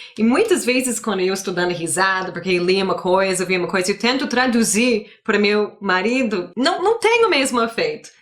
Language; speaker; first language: Portuguese; non-native, fluent; English